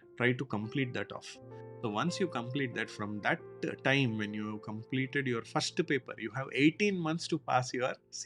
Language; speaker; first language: English; non-native, local second language; Hindi